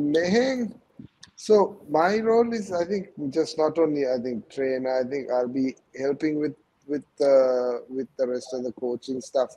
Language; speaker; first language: English; non-native, local second language; Sinhala